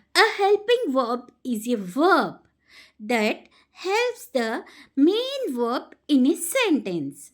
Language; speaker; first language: English; non-native, local second language; Telugu